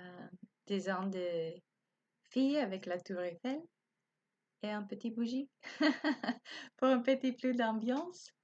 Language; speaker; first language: French; non-native, learner; Spanish